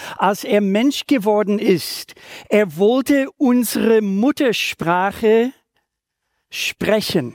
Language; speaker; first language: German; native; German